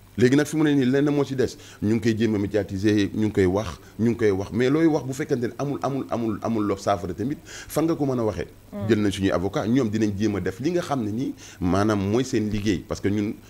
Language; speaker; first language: Wolof; native; Wolof